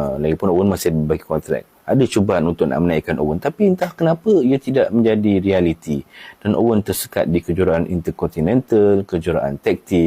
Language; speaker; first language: Malay; native; Malay